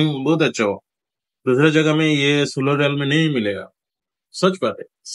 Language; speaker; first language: Hindi; non-native, learner; Bangla